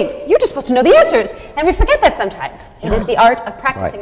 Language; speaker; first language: English; native; English